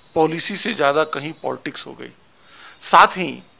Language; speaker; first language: Hindi; native; Hindi